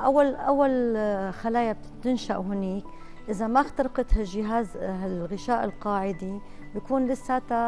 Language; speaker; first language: Arabic; native; Arabic